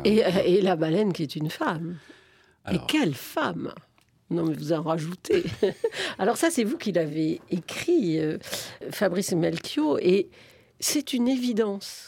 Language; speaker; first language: French; native; French